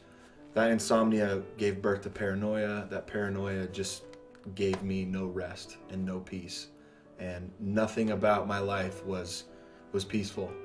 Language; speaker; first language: English; native; English